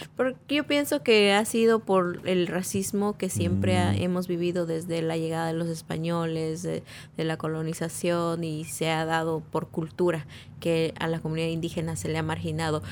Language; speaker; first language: Spanish; non-native, local second language; Tzeltal